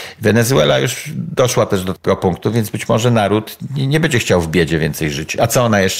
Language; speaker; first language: Polish; native; Polish